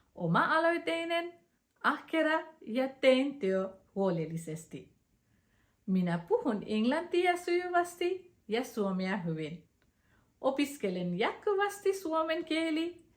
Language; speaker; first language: Finnish; non-native, learner; Nepali